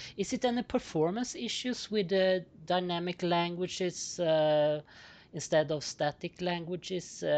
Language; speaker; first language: English; non-native, fluent; Swedish